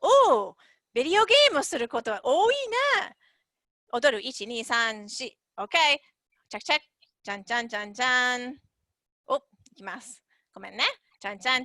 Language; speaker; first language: Japanese; non-native, fluent; English